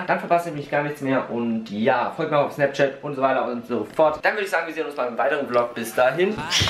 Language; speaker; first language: German; native; German